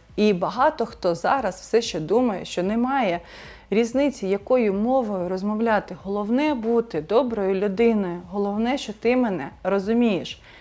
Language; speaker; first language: Ukrainian; non-native, local second language; Russian